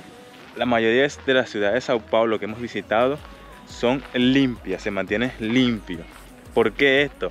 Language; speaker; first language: Spanish; native; Spanish